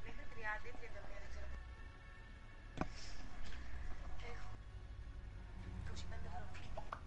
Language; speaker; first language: Greek; native; Greek